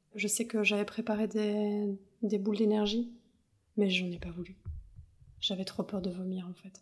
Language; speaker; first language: French; native; French